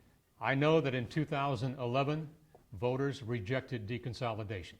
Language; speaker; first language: English; native; English